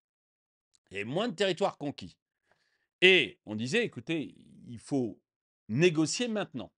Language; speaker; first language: French; native; French